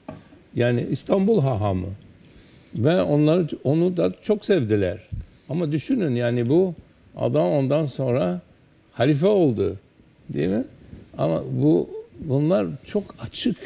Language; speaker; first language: Turkish; early bilingual, heritage; Turkish